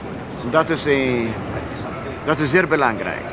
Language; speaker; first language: Dutch; non-native, fluent; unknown